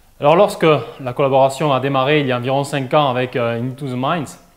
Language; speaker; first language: French; native; French